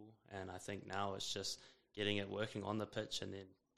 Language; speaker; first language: English; native; English